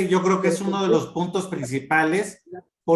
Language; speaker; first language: Spanish; native; Spanish